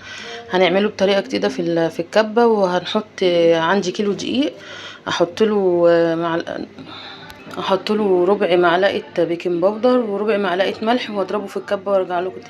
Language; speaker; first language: Arabic; native; Arabic